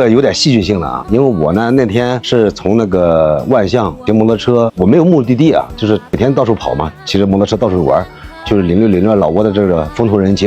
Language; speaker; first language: Chinese; native; Chinese